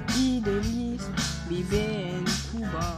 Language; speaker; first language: Spanish; non-native, learner; French